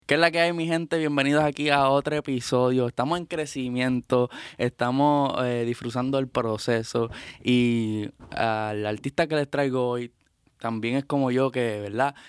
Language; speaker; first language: Spanish; native; Spanish